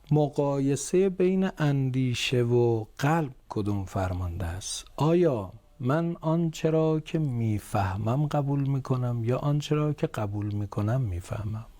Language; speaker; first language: Persian; native; Persian